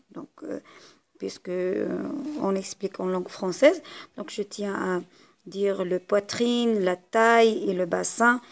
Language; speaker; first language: French; non-native, local second language; Arabic